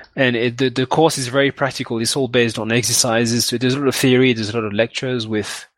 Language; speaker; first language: English; non-native, fluent; French